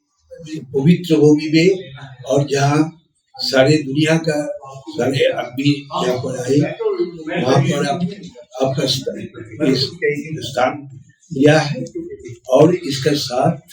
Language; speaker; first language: Hindi; non-native, local second language; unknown